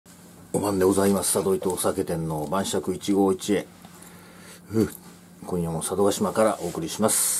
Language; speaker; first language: Japanese; native; Japanese